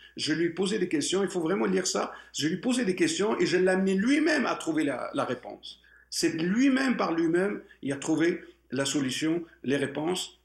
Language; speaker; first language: French; non-native, local second language; Arabic